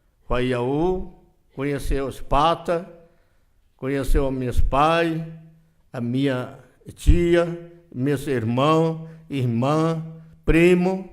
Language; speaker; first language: Portuguese; non-native, local second language; Yanomámi